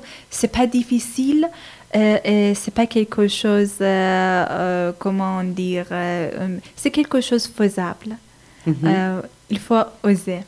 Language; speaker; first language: French; non-native, fluent; Persian